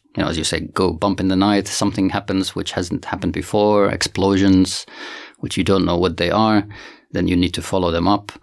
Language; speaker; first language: English; non-native, fluent; Finnish